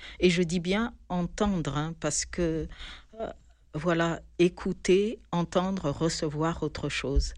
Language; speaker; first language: French; non-native, local second language; Malagasy